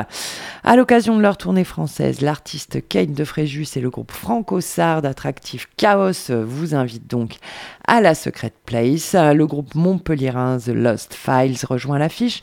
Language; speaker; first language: French; native; French